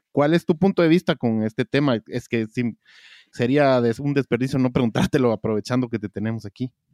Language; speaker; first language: Spanish; native; Spanish